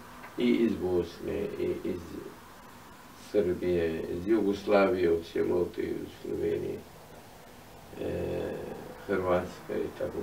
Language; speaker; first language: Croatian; non-native, fluent; Arabic